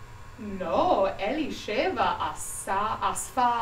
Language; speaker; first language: Hebrew; non-native, learner; English